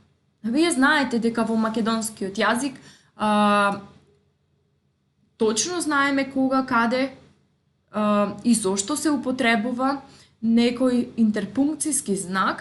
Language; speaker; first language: Macedonian; native; Macedonian